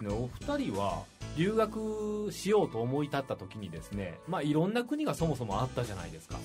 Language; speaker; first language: Japanese; native; Japanese